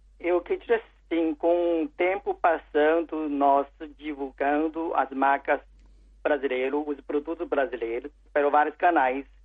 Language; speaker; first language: Portuguese; non-native, learner; Chinese